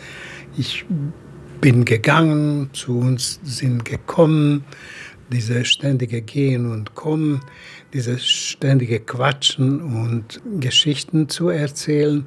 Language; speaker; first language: German; non-native, fluent; Hungarian